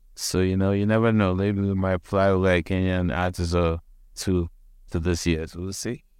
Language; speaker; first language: English; non-native, local second language; Akan